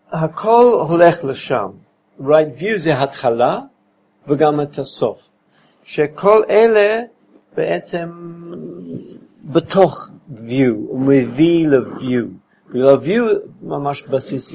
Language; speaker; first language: Hebrew; non-native, fluent; English